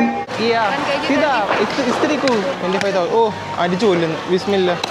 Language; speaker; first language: Indonesian; non-native, learner; Malayalam